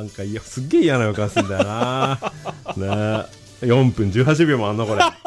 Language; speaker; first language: Japanese; native; Japanese